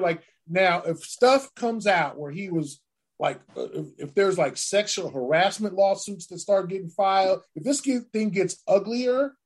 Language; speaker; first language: English; native; English